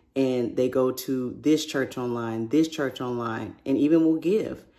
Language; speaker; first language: English; native; English